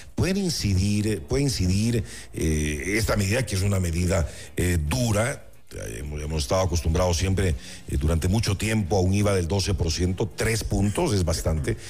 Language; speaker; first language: Spanish; native; Spanish